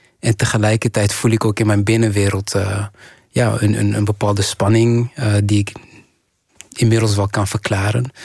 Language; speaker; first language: Dutch; early bilingual, other home language; Kinyarwanda